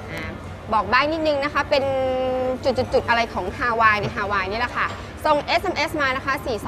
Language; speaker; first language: Thai; native; Thai